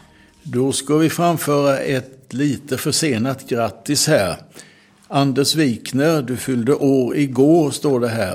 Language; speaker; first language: Swedish; native; Swedish